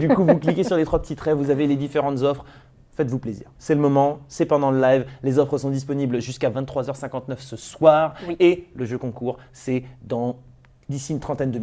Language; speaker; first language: French; native; French